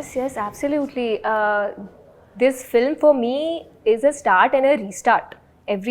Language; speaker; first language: English; non-native, local second language; Hindi